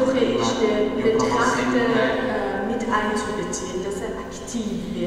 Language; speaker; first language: German; non-native, fluent; Persian